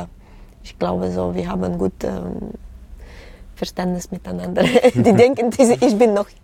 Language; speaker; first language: German; non-native, learner; Russian